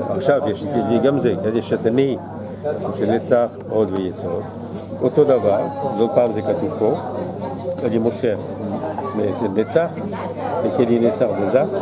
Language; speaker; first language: Hebrew; non-native, fluent; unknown